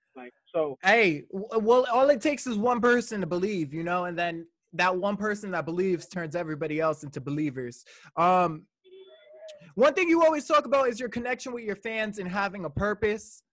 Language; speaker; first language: English; native; English